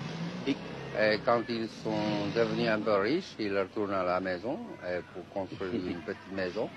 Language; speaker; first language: French; non-native, fluent; Chinese